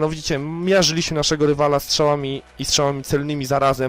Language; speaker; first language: Polish; native; Polish